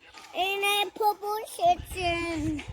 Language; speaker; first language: German; early bilingual, other home language; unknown